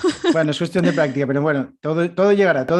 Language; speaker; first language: Spanish; native; Spanish